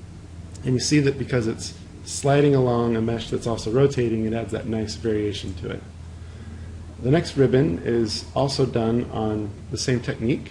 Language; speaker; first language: English; native; English